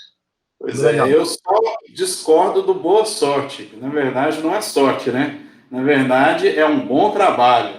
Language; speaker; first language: Portuguese; native; Portuguese